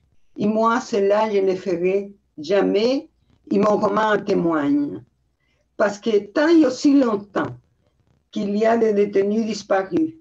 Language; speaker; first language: French; non-native, fluent; Spanish